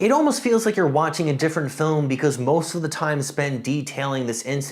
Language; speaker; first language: English; native; English